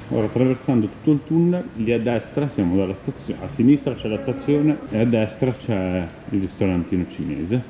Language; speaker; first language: Italian; native; Italian